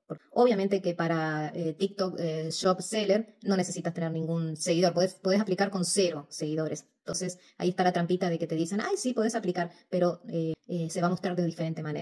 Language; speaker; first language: Spanish; native; Spanish